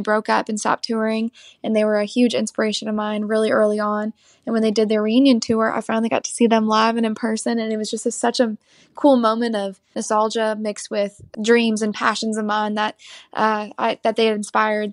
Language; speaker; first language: English; native; English